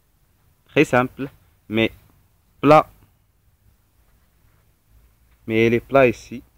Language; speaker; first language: French; non-native, local second language; Arabic